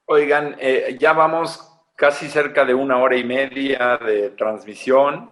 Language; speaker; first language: Spanish; native; Spanish